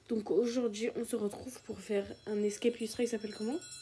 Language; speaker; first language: French; native; French